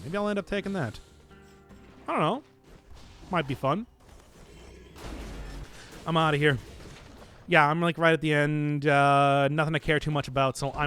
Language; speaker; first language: English; native; English